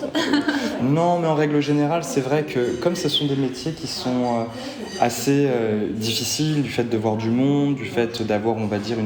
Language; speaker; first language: French; native; French